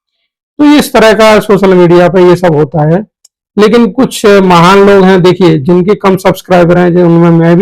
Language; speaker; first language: Hindi; native; Hindi